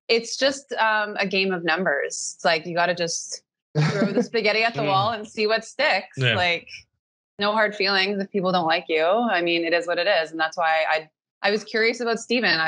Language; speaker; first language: English; native; English